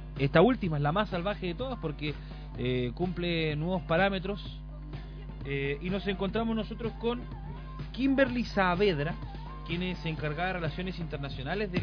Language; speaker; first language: Spanish; native; Spanish